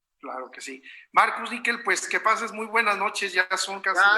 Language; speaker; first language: Spanish; native; Spanish